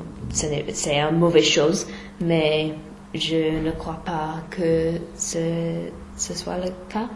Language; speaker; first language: French; non-native, fluent; English